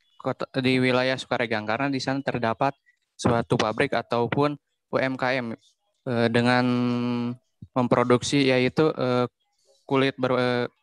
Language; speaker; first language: Indonesian; native; Indonesian